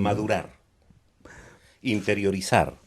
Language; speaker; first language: Spanish; native; Spanish